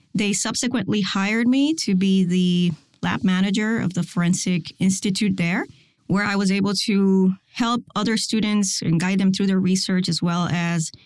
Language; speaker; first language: English; non-native, fluent; Spanish